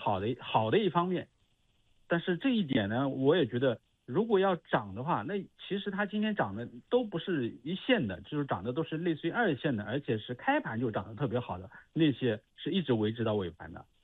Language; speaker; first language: Chinese; native; Chinese